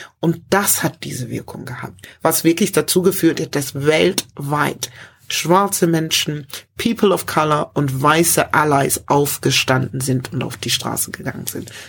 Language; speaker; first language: German; early bilingual, other home language; English